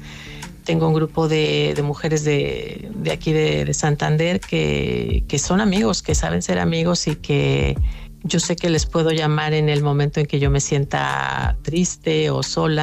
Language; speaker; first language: Spanish; native; Spanish